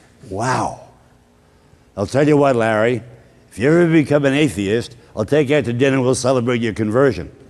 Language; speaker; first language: English; native; English